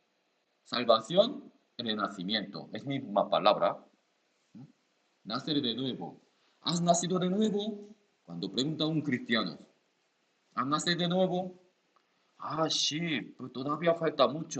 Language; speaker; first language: Spanish; non-native, learner; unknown